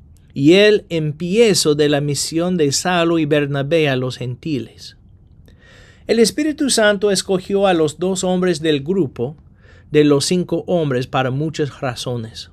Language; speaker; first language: Spanish; non-native, fluent; English